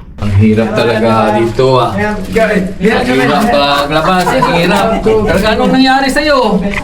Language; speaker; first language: Filipino; non-native, local second language; Cebuano